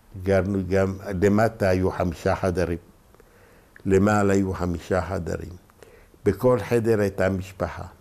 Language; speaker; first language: Hebrew; non-native, local second language; Ladino